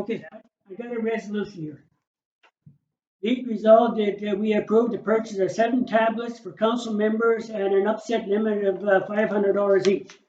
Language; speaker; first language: English; native; English